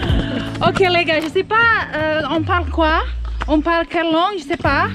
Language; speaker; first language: French; non-native, learner; Indonesian